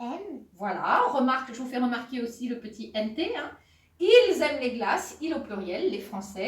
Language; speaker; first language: French; native; French